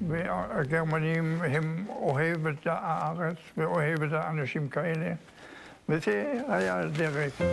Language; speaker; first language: Hebrew; non-native, learner; German